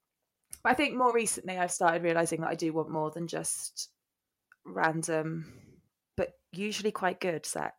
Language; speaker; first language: English; native; English